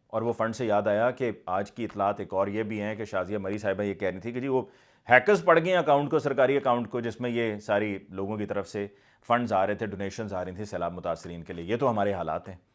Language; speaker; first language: Urdu; native; Urdu